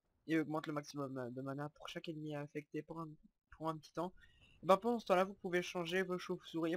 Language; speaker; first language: French; native; French